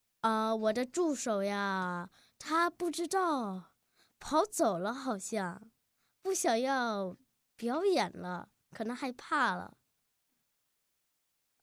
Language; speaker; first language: Chinese; early bilingual, heritage; Chinese